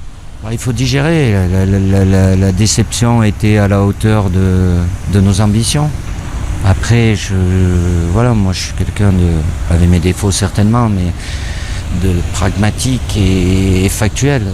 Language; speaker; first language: French; native; French